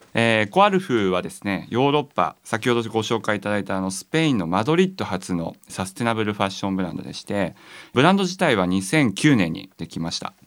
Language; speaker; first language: Japanese; native; Japanese